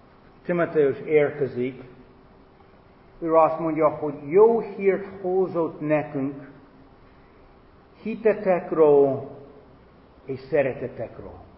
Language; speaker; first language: Hungarian; non-native, fluent; English